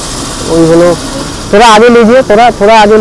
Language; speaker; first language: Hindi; non-native, local second language; Bangla